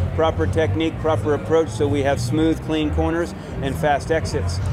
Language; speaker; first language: English; native; English